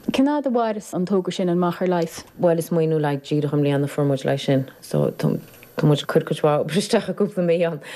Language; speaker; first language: Irish; native; Irish